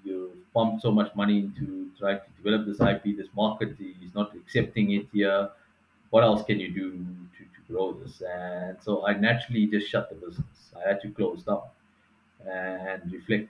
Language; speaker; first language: English; native; English